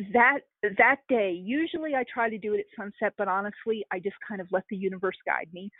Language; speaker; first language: English; native; English